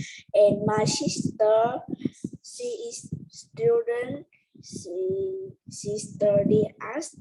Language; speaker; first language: English; non-native, learner; Vietnamese